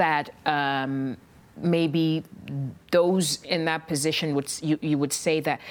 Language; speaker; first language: English; non-native, local second language; Akan